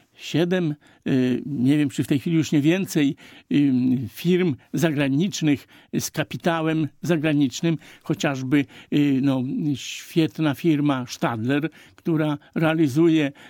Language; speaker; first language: Polish; native; Polish